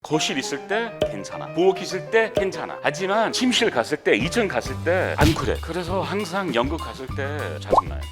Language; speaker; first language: Korean; non-native, learner; English